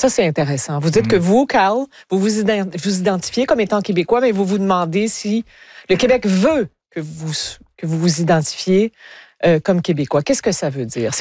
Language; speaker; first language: French; native; French